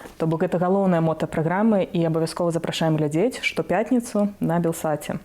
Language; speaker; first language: Belarusian; non-native, local second language; Russian